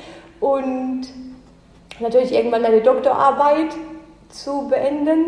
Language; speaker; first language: German; native; German